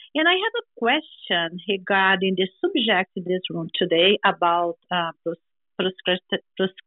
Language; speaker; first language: English; non-native, learner; Portuguese